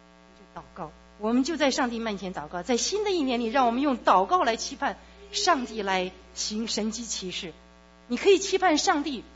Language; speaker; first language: Chinese; native; Chinese